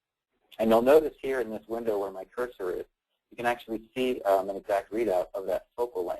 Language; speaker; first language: English; native; English